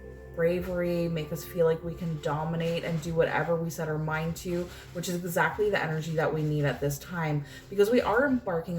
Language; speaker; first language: English; native; English